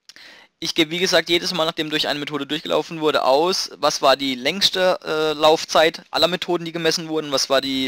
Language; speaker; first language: German; native; German